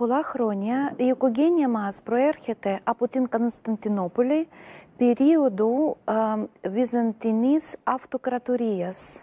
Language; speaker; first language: Greek; non-native, learner; Russian